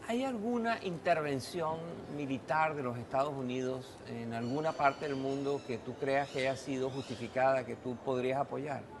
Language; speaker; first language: Spanish; native; Spanish